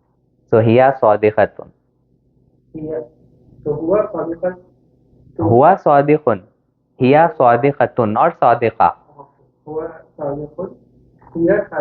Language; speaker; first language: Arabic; non-native, fluent; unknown